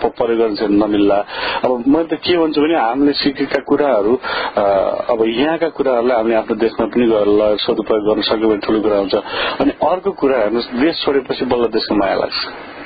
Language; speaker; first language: Nepali; native; Nepali